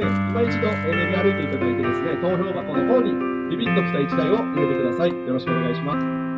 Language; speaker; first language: Japanese; native; Japanese